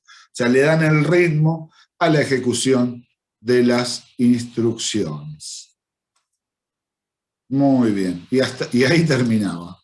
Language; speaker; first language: Spanish; native; Spanish